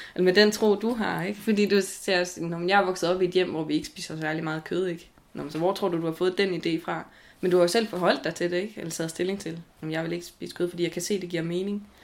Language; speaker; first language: Danish; native; Danish